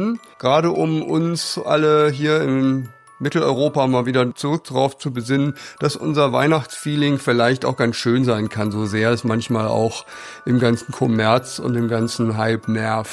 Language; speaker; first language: German; native; German